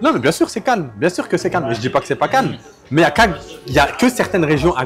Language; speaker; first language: French; native; French